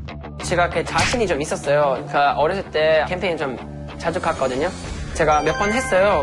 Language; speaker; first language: Korean; non-native, fluent; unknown